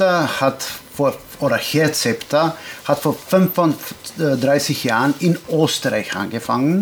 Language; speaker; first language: German; non-native, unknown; Serbian